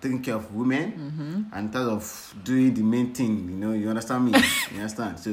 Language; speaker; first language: English; non-native, local second language; Yoruba